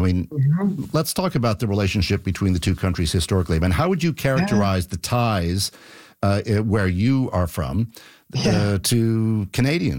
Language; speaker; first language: English; native; English